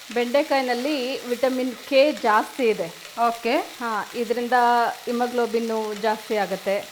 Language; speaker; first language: Kannada; native; Kannada